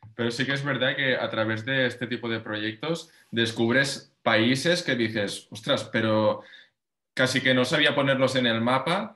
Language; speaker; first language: Spanish; non-native, local second language; Catalan